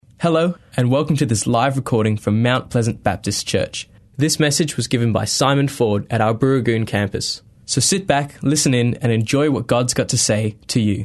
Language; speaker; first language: English; native; English